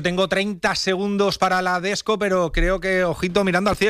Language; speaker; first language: Spanish; native; Spanish